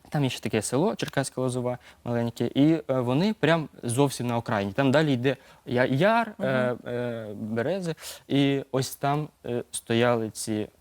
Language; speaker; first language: Ukrainian; native; Ukrainian